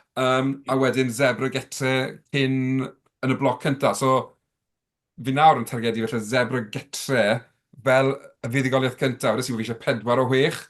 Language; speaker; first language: Welsh; native; Welsh